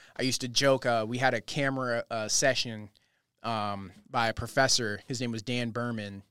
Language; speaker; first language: English; native; English